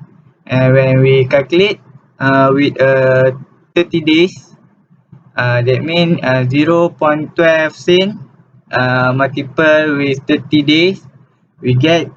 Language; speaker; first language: English; non-native, local second language; Malay